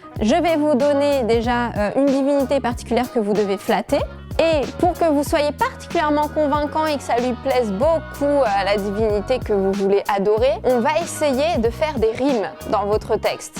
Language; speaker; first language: French; native; French